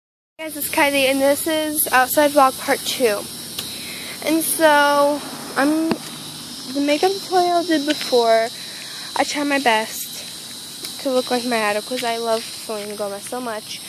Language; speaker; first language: English; native; English